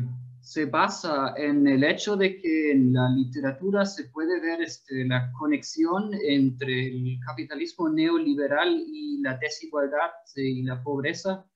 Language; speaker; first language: Spanish; non-native, fluent; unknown